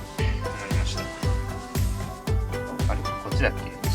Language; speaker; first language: Japanese; native; Japanese